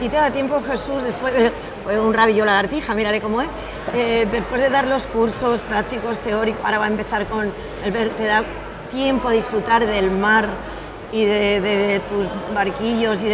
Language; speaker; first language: Spanish; native; Spanish